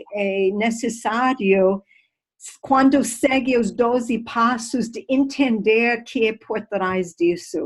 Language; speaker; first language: Portuguese; non-native, fluent; English